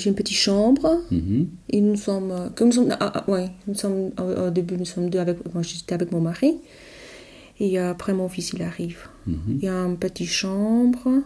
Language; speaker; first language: French; non-native, learner; Polish